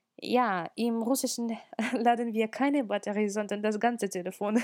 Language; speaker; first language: German; non-native, fluent; Russian